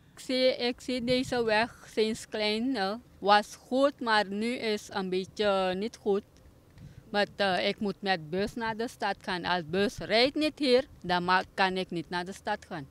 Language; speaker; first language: Dutch; non-native, local second language; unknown